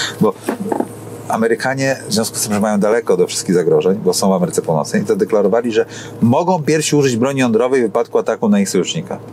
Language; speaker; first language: Polish; native; Polish